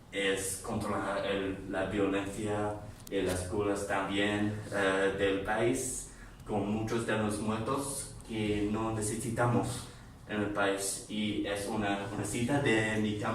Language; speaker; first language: Spanish; non-native, learner; English